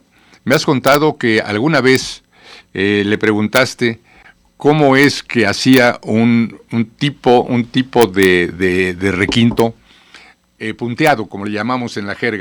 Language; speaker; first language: Spanish; native; Spanish